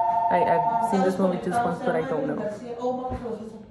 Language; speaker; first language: English; early bilingual, other home language; Spanish